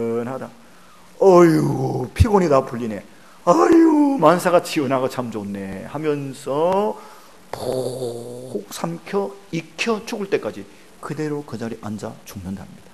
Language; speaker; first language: Korean; native; Korean